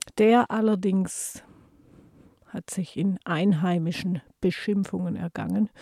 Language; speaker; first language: German; native; German